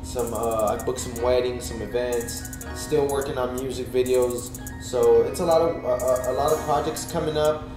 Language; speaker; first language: English; early bilingual, other home language; Spanish